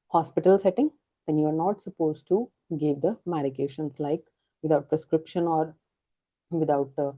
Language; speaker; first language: English; non-native, local second language; Punjabi